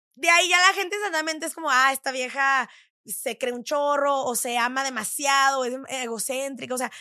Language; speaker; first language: Spanish; native; Spanish